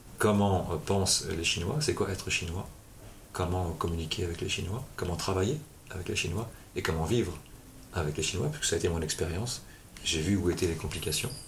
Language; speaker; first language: French; native; French